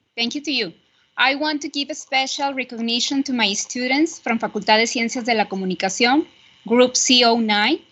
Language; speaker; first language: English; non-native, fluent; Spanish